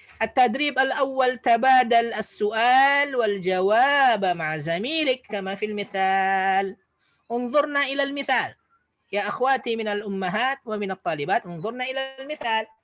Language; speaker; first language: Arabic; non-native, fluent; Indonesian